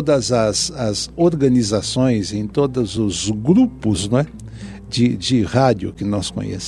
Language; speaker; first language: Portuguese; native; Portuguese